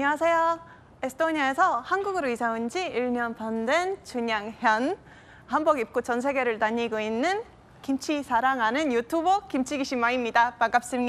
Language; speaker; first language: Korean; non-native, fluent; Estonian